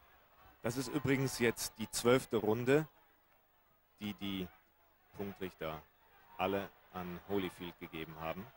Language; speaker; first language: German; native; German